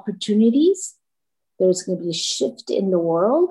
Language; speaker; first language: English; non-native, fluent; Korean